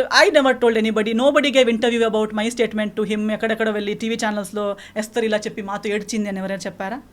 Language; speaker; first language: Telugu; non-native, fluent; Konkani